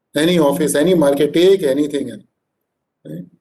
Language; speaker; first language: English; non-native, local second language; Hindi